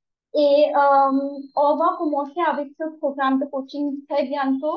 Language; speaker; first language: French; non-native, learner; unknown